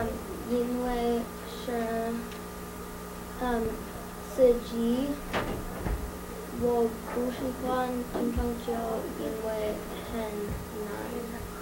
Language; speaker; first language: Chinese; non-native, learner; English